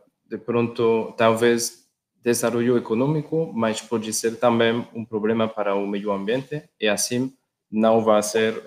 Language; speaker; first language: Portuguese; non-native, learner; Spanish